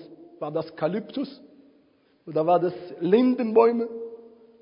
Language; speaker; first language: German; non-native, fluent; Arabic